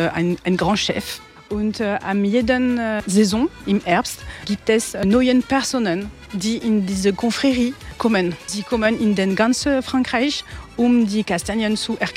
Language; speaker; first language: German; non-native, learner; French